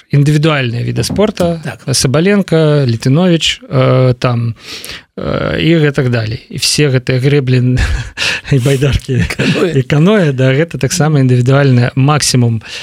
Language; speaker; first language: Belarusian; non-native, local second language; Russian